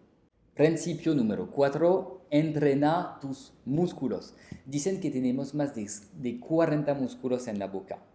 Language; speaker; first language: Spanish; non-native, fluent; French